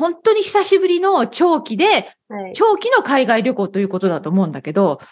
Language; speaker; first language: Japanese; native; Japanese